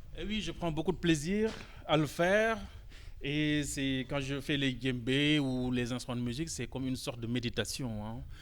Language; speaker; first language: French; non-native, local second language; Wolof